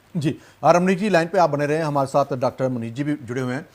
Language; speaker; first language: Hindi; non-native, local second language; Punjabi